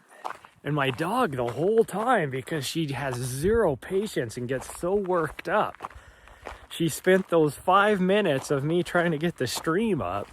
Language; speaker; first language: English; native; English